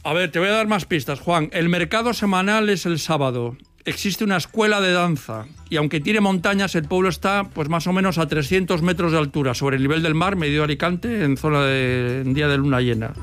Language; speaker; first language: Spanish; native; Spanish